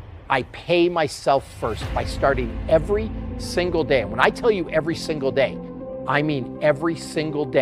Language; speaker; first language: English; native; English